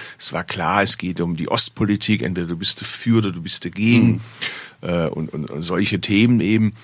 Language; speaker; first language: German; early bilingual, other home language; Turkish